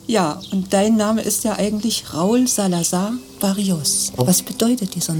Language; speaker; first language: German; native; German